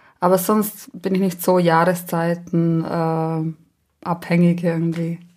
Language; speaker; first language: German; non-native, local second language; Ladin